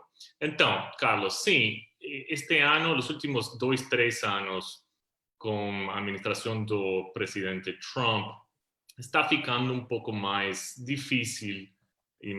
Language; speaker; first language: Portuguese; non-native, fluent; Spanish